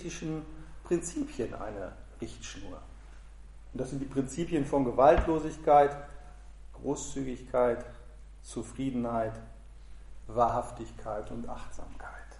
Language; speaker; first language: German; native; German